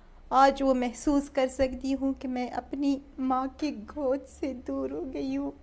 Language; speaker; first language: Hindi; non-native, fluent; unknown